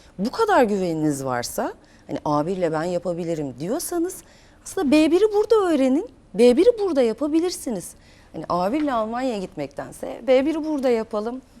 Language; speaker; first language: Turkish; native; Turkish